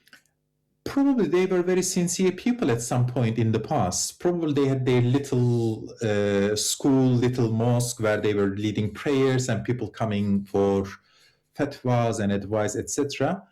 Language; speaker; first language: English; non-native, fluent; Turkish